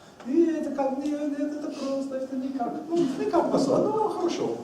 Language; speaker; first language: Russian; non-native, learner; English